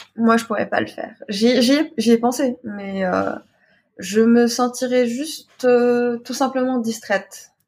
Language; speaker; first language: French; non-native, local second language; Arabic